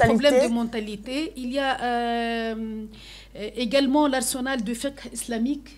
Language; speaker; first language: French; non-native, local second language; Arabic